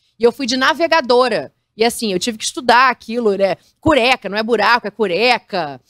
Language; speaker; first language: Portuguese; native; Portuguese